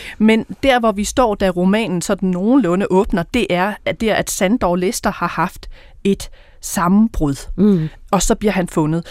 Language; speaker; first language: Danish; native; Danish